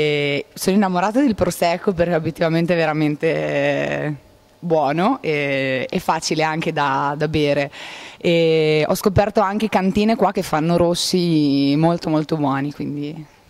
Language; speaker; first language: Italian; native; Italian